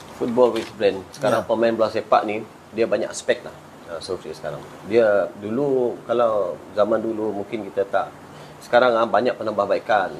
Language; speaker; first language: Malay; native; Malay